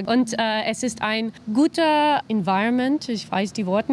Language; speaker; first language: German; non-native, learner; English